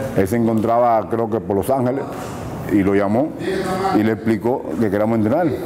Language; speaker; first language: Spanish; native; Spanish